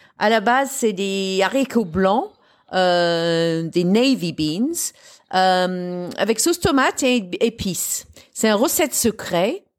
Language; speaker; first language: French; non-native, fluent; English